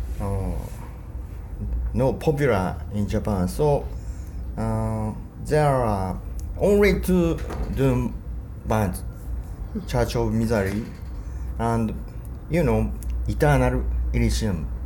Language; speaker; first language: English; non-native, learner; Japanese